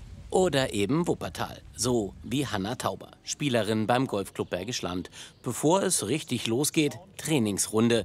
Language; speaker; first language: German; native; German